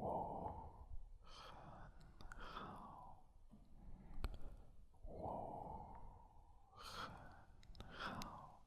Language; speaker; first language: Chinese; non-native, learner; French